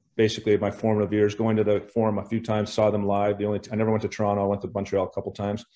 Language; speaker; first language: English; native; English